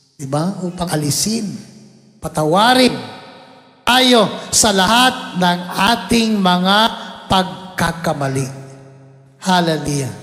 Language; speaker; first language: Filipino; non-native, local second language; Cebuano